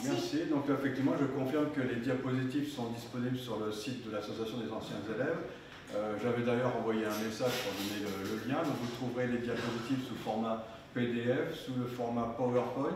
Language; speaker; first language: French; native; French